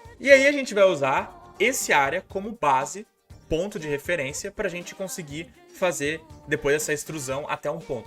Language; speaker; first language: Portuguese; native; Portuguese